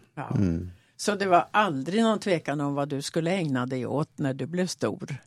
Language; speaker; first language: Swedish; native; Swedish